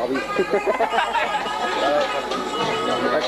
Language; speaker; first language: Arabic; native; Arabic